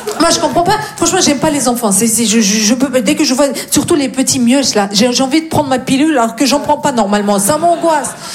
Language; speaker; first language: French; non-native, fluent; Russian